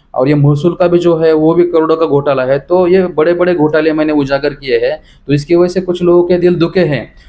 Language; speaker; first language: Hindi; non-native, local second language; Marathi